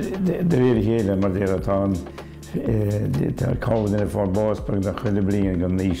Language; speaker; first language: Irish; native; Irish